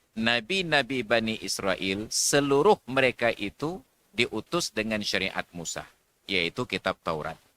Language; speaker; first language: Malay; non-native, local second language; Achinese